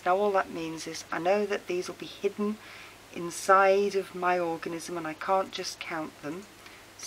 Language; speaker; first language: English; native; English